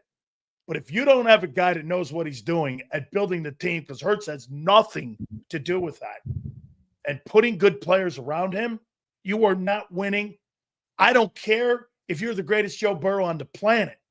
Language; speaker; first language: English; native; English